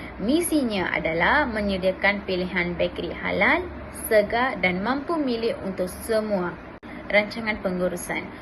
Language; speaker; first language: Malay; non-native, local second language; Tamil